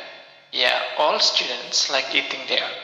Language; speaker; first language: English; non-native, local second language; Indonesian